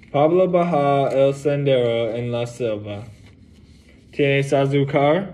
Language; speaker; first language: Spanish; non-native, learner; English